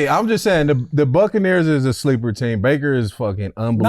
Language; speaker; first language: English; native; English